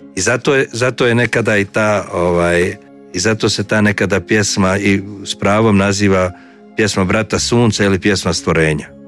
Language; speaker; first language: Croatian; native; Croatian